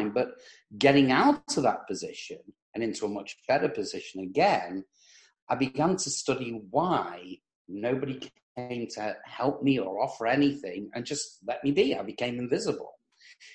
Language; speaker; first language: English; native; English